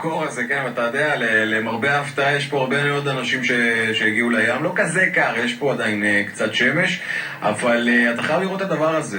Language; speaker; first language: Hebrew; native; Hebrew